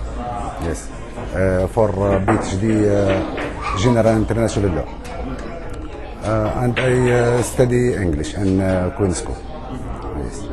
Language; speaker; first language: English; non-native, learner; Arabic